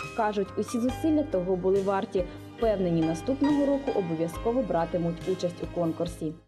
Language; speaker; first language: Ukrainian; native; Ukrainian